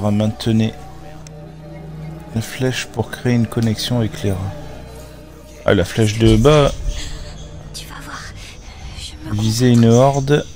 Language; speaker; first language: French; native; French